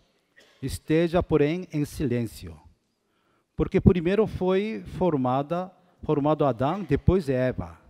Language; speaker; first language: Portuguese; non-native, fluent; Korean